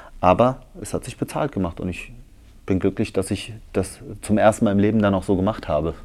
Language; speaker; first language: German; early bilingual, other home language; Italian